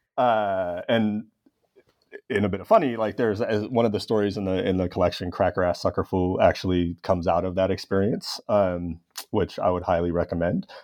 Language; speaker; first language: English; native; English